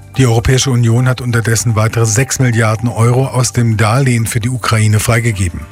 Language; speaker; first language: German; native; German